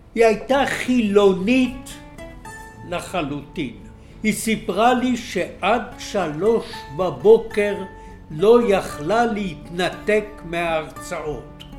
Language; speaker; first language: Hebrew; native; Hebrew